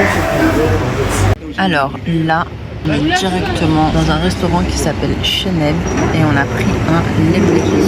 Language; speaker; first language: French; native; French